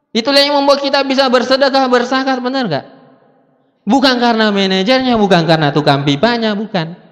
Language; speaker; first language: Indonesian; non-native, local second language; Buginese